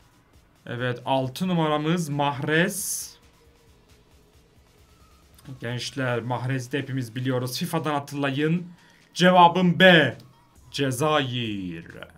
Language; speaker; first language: Turkish; native; Turkish